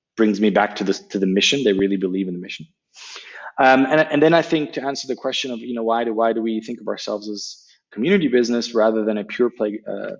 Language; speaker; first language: English; non-native, fluent; German